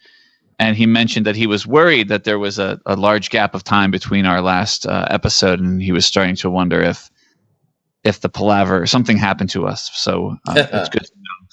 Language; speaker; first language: English; native; English